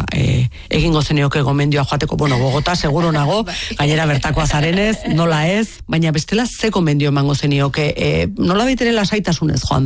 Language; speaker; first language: Basque; native; Basque